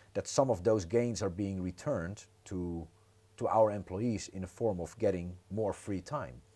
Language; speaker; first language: English; non-native, fluent; Croatian